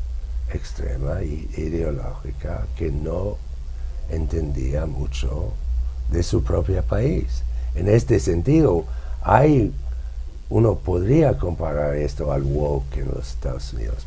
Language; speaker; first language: Spanish; non-native, fluent; English